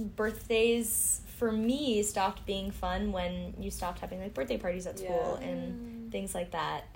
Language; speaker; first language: English; native; English